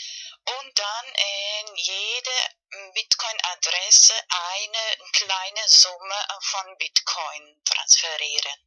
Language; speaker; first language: German; non-native, fluent; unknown